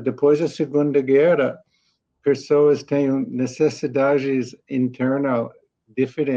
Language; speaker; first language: Portuguese; non-native, learner; English